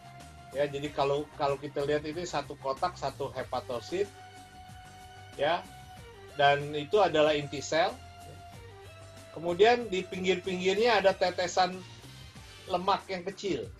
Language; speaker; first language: Indonesian; native; Indonesian